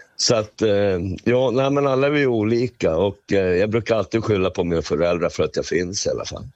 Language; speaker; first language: Swedish; native; Swedish